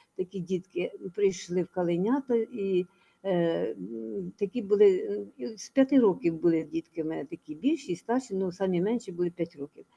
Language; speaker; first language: Ukrainian; native; Ukrainian